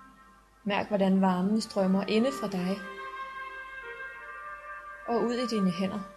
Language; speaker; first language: Danish; native; Danish